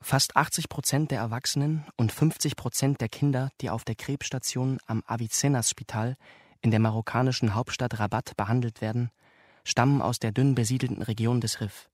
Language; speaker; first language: German; native; German